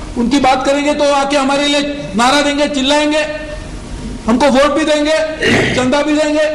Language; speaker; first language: Hindi; non-native, local second language; Marathi